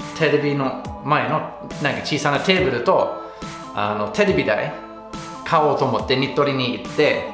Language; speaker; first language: Japanese; non-native, fluent; English